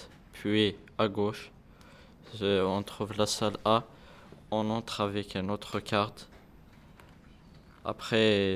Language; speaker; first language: French; non-native, learner; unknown